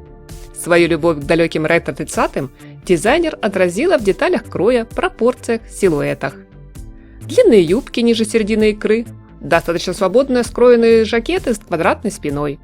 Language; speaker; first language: Russian; native; Russian